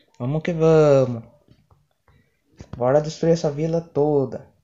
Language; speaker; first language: Portuguese; native; Portuguese